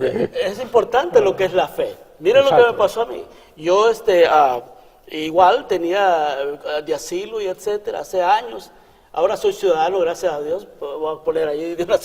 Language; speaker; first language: Spanish; native; Spanish